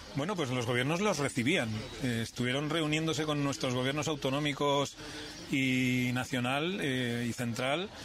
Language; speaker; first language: Spanish; native; Spanish